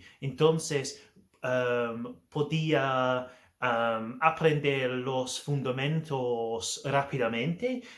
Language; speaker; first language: Spanish; non-native, learner; English